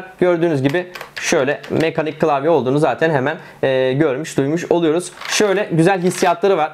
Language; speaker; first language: Turkish; native; Turkish